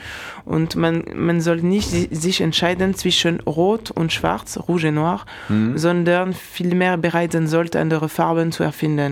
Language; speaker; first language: German; non-native, fluent; French